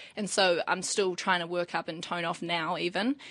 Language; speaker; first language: English; native; English